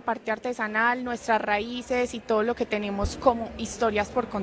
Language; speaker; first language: Spanish; native; Spanish